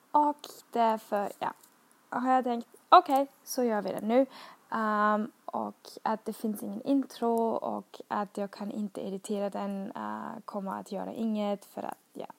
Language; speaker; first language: Swedish; non-native, fluent; German